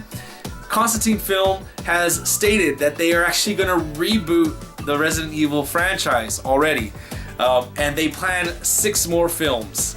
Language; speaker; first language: English; native; English